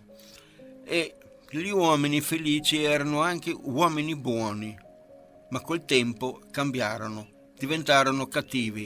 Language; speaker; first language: Italian; non-native, fluent; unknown